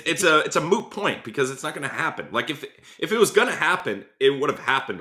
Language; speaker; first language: English; native; English